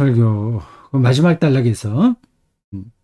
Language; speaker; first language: Korean; native; Korean